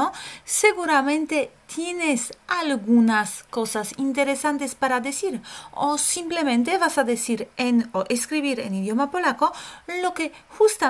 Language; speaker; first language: Spanish; non-native, fluent; Polish